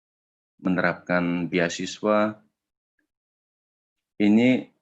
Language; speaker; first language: Indonesian; non-native, fluent; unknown